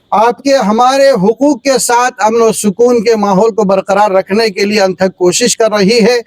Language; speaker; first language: Urdu; native; Urdu